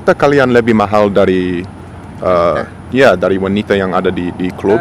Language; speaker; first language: Indonesian; non-native, fluent; English